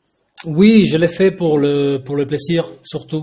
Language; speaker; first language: French; non-native, fluent; Spanish